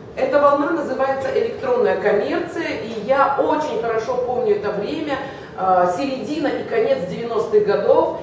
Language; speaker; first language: Russian; native; Russian